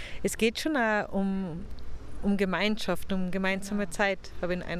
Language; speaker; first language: German; native; German